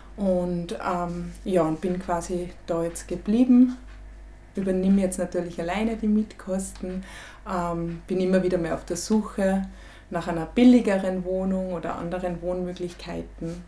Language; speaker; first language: German; native; German